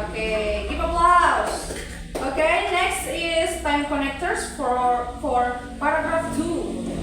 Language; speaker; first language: English; non-native, learner; Indonesian